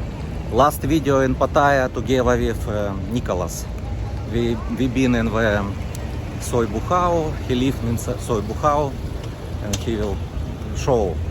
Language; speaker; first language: English; non-native, learner; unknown